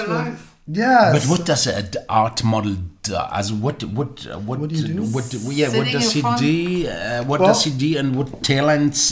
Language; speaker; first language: English; non-native, learner; German